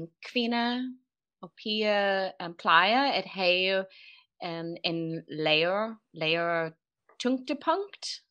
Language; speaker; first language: Danish; non-native, learner; English